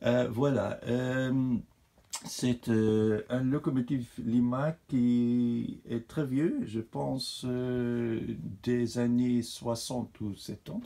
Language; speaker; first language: French; non-native, fluent; Dutch